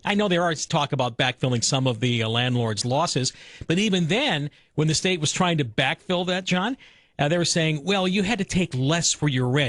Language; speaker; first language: English; native; English